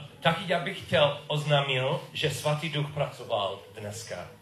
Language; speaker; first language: Czech; non-native, learner; English